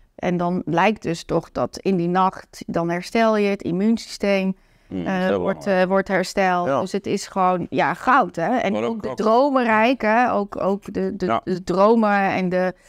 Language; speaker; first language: Dutch; native; Dutch